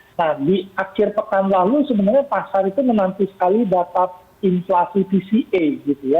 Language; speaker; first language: Indonesian; native; Indonesian